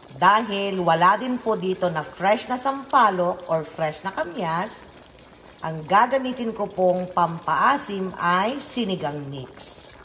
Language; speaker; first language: Filipino; non-native, local second language; Iloko